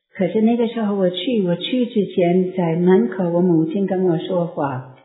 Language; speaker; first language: Chinese; non-native, fluent; English